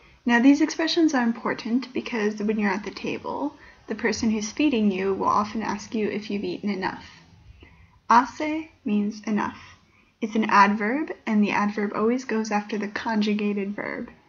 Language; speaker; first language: English; native; English